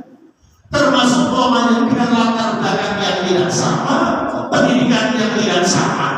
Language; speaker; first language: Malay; non-native, local second language; Javanese